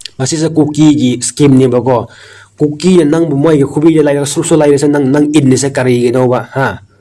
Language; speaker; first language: Manipuri; native; Manipuri